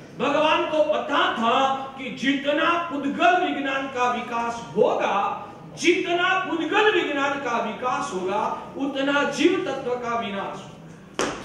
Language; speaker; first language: Hindi; non-native, local second language; Gujarati